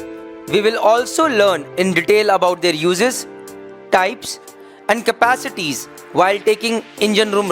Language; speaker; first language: English; non-native, local second language; Hindi